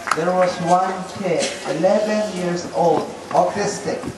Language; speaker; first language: English; non-native, local second language; Filipino